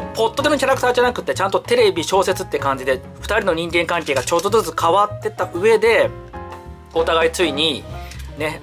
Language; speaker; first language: Japanese; native; Japanese